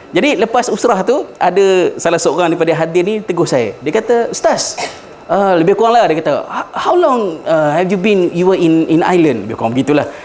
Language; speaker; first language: Malay; native; Malay